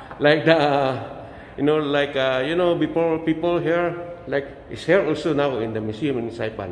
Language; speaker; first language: English; non-native, learner; Filipino